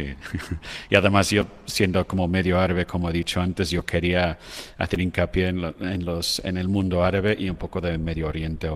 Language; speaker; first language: Spanish; non-native, fluent; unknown